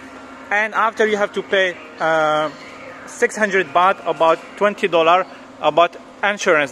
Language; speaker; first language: English; non-native, learner; French